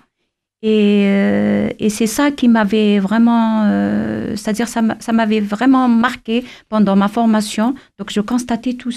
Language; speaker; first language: French; non-native, local second language; Kabyle